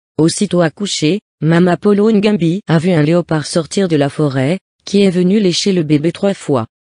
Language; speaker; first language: French; non-native, local second language; Lingala